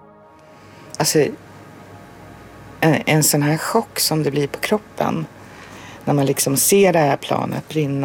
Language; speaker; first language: Swedish; native; Swedish